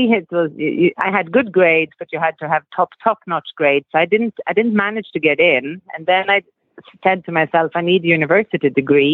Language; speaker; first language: English; non-native, fluent; Swedish